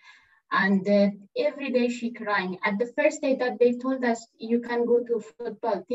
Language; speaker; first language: English; non-native, learner; Persian